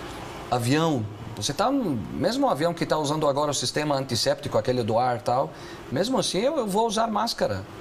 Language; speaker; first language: Portuguese; non-native, fluent; Arabic